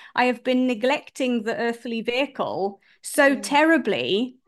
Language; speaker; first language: English; native; English